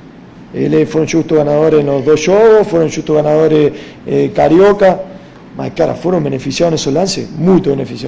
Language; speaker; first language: Portuguese; non-native, fluent; Spanish